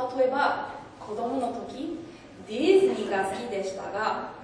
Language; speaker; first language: Japanese; non-native, learner; English